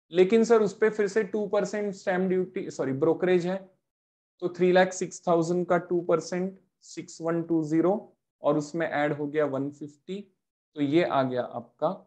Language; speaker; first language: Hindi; non-native, local second language; Marathi